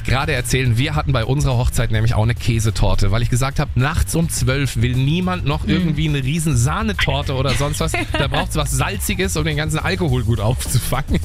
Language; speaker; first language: German; native; German